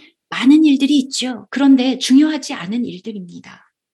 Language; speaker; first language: Korean; native; Korean